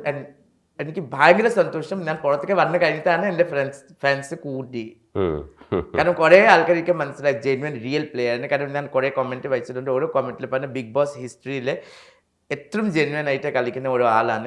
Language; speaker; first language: Malayalam; non-native, learner; Assamese